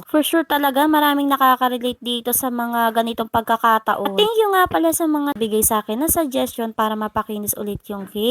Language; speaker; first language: Filipino; native; Filipino